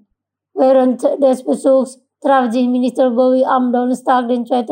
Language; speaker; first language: German; non-native, fluent; Indonesian